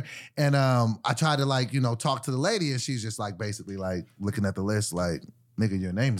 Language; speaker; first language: English; native; English